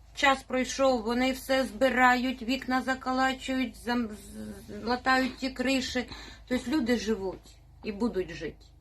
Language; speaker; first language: Ukrainian; non-native, fluent; Russian